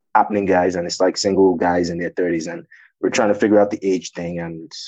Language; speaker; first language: English; non-native, local second language; Yoruba